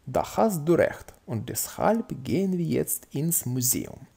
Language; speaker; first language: German; non-native, fluent; Russian